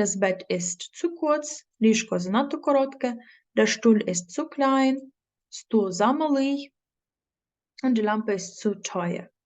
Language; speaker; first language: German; non-native, fluent; Ukrainian